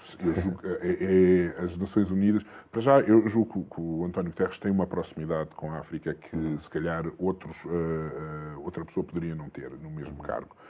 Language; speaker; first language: Portuguese; early bilingual, other home language; Kabuverdianu